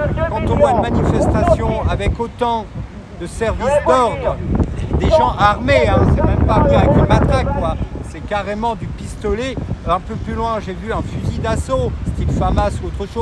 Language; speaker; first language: French; native; French